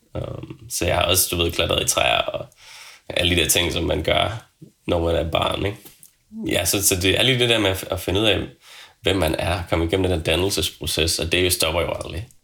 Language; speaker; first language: Danish; native; Danish